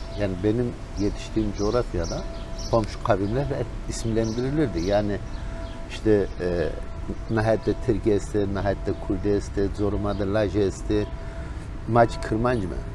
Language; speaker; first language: Turkish; non-native, local second language; Zaza